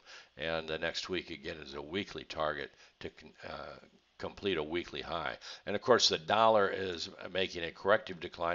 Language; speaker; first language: English; native; English